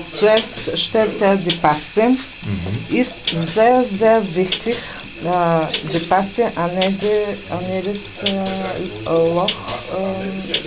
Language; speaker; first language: German; non-native, fluent; Bulgarian